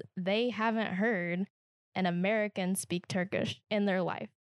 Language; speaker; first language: English; native; English